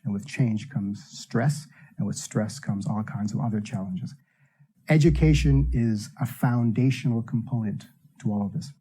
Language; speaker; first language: English; native; English